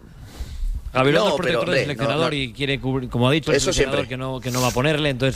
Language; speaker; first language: Spanish; native; Spanish